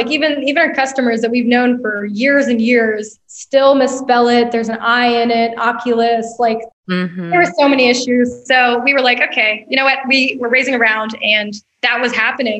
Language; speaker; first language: English; native; English